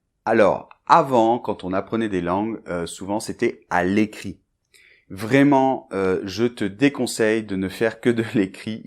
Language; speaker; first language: French; native; French